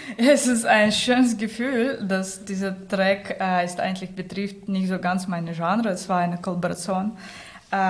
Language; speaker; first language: German; non-native, learner; Russian